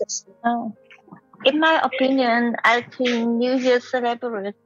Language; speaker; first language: English; non-native, learner; Vietnamese